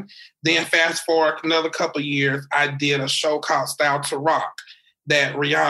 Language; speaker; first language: English; native; English